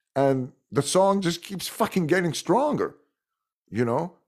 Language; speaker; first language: English; non-native, fluent; French